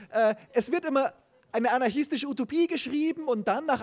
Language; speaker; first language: German; native; German